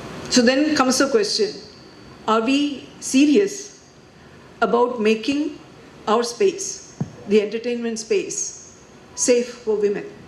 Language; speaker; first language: English; non-native, local second language; Malayalam